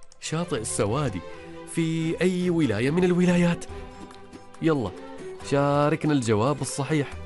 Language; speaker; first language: Arabic; native; Arabic